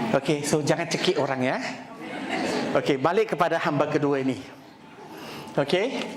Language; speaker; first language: Malay; non-native, local second language; Chinese